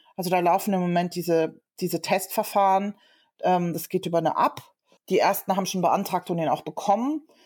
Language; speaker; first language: German; native; German